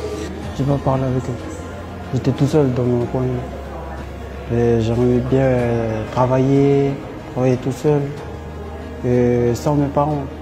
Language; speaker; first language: French; non-native, learner; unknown